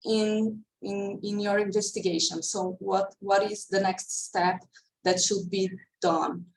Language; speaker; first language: English; non-native, fluent; Portuguese